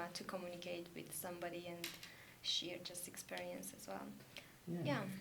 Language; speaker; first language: English; non-native, learner; Georgian